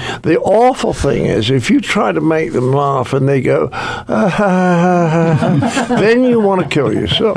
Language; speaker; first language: English; native; English